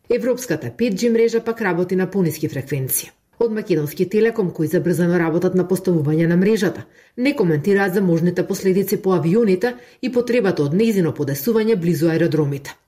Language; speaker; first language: Macedonian; native; Macedonian